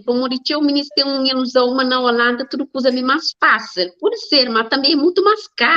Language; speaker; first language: Portuguese; non-native, learner; Kabuverdianu